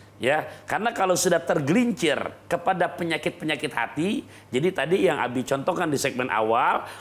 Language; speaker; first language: Indonesian; native; Indonesian